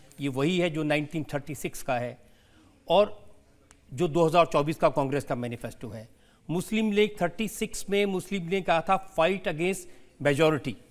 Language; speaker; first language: Hindi; native; Hindi